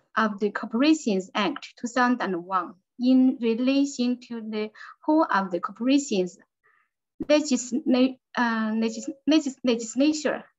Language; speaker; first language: English; non-native, learner; Chinese